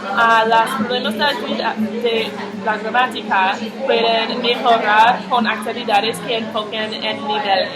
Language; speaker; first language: Spanish; non-native, learner; English